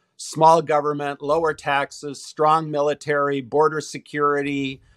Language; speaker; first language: English; native; English